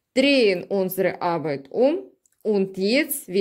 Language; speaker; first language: German; non-native, learner; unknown